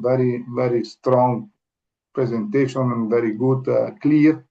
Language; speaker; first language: English; non-native, learner; Italian